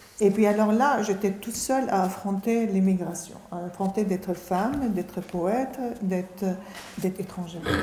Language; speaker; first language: French; non-native, fluent; Arabic